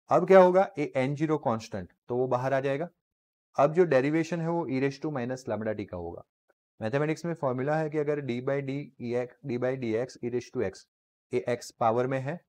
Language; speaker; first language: Hindi; non-native, local second language; Gujarati